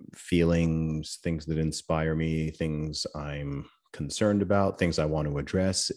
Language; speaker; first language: English; native; English